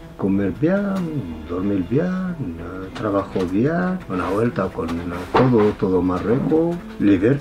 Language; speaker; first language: Spanish; non-native, learner; Arabic